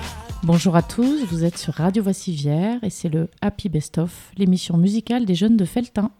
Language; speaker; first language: French; native; French